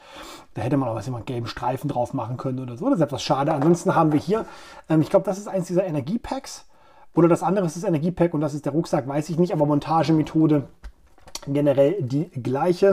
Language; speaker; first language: German; native; German